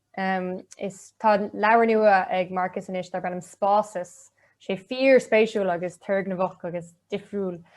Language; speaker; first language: Irish; non-native, local second language; English